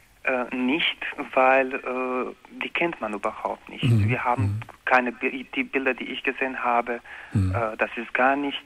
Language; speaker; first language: German; non-native, learner; Croatian